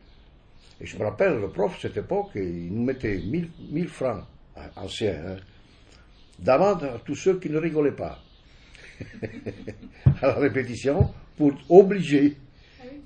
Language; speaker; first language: French; non-native, fluent; Italian